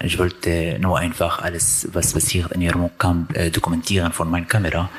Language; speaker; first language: German; non-native, learner; Arabic